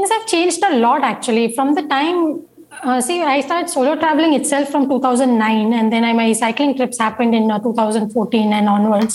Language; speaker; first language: English; non-native, local second language; Marathi